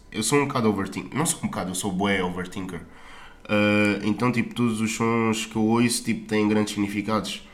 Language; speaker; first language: Portuguese; native; Portuguese